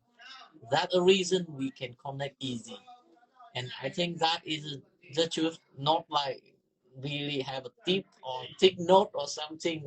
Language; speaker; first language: English; non-native, learner; Vietnamese